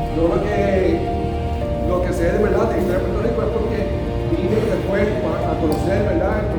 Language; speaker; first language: Spanish; early bilingual, heritage; Spanish